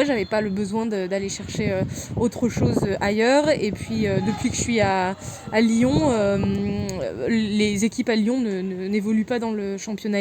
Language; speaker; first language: French; native; French